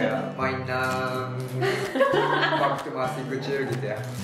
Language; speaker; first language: Indonesian; non-native, learner; Japanese